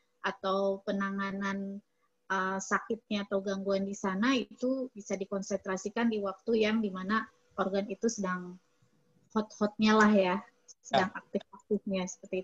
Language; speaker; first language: Indonesian; native; Indonesian